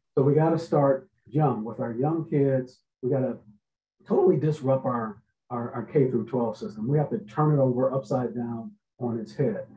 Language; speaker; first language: English; native; English